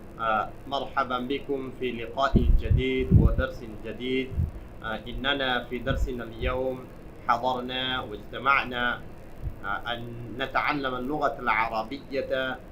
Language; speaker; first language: Arabic; non-native, local second language; Bangla